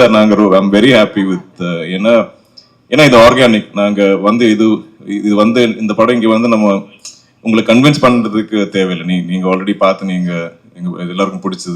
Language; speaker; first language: Tamil; non-native, local second language; Malayalam